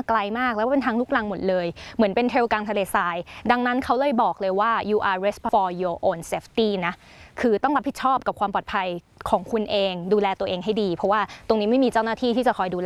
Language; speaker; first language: Thai; native; Thai